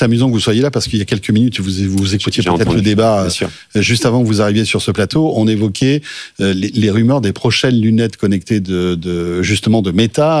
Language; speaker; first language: French; native; French